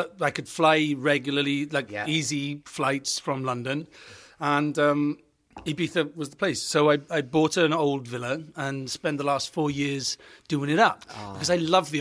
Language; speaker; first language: English; native; English